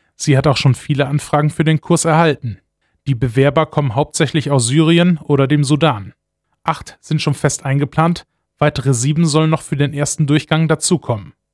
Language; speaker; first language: German; native; German